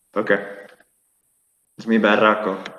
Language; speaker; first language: Spanish; non-native, learner; English